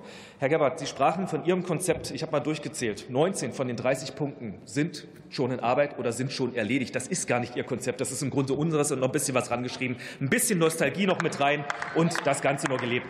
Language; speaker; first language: German; native; German